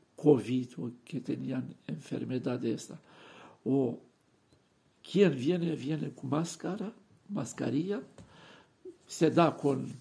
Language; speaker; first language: Spanish; non-native, fluent; Romanian